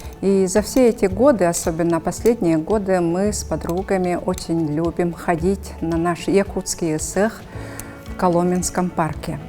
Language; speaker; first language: Russian; non-native, local second language; Yakut